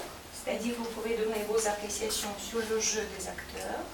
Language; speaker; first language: French; non-native, fluent; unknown